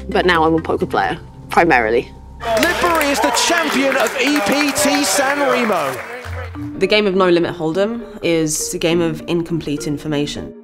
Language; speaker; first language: English; native; English